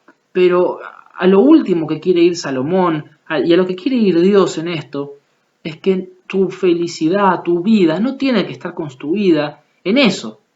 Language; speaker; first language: Spanish; native; Spanish